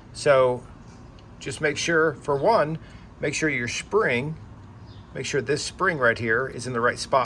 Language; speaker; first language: English; native; English